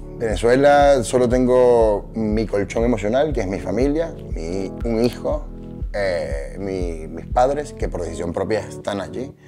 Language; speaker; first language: Spanish; native; Spanish